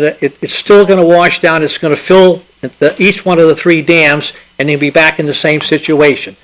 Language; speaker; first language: English; native; English